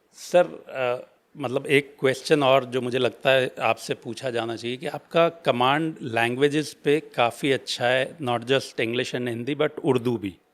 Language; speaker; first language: Hindi; native; Hindi